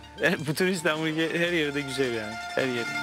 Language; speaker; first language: Turkish; non-native, fluent; Greek